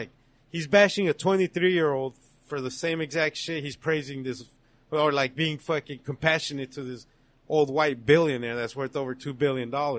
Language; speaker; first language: English; early bilingual, other home language; Spanish